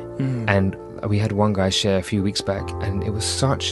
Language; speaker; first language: English; native; English